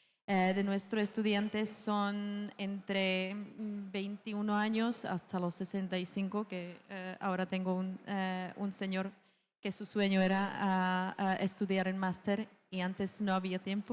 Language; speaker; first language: Spanish; non-native, fluent; Czech